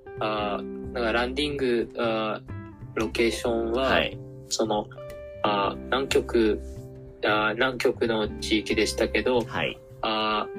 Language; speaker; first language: Japanese; non-native, learner; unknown